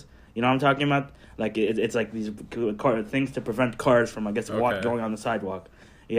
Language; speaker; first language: English; non-native, fluent; Hebrew